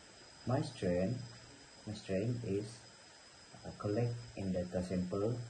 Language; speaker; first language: English; non-native, learner; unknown